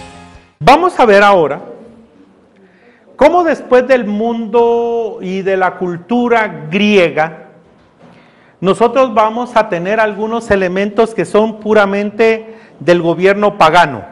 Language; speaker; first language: Spanish; native; Spanish